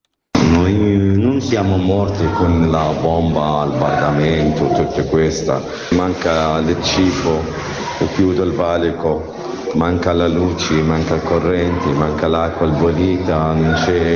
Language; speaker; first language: Italian; non-native, learner; Arabic